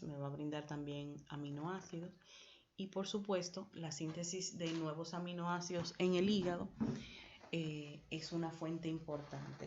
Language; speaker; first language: Spanish; native; Spanish